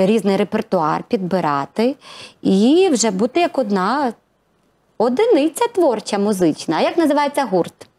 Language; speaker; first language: Ukrainian; native; Ukrainian